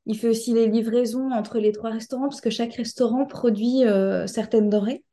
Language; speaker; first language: French; native; French